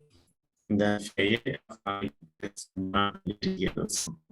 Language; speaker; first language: German; non-native, fluent; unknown